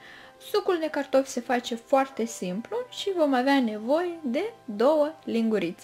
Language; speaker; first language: Romanian; native; Romanian